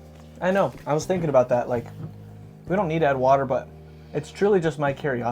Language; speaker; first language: English; native; English